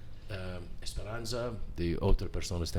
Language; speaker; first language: Spanish; non-native, learner; English